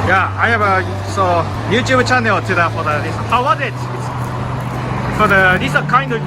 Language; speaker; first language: English; non-native, learner; Japanese